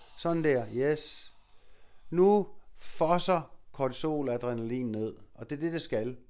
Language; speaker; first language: Danish; native; Danish